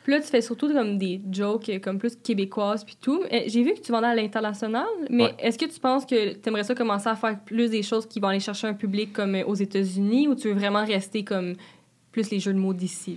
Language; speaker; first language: French; native; French